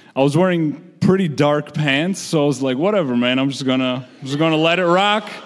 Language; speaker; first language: English; early bilingual, other home language; Georgian